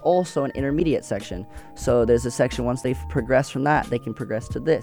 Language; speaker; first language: English; native; English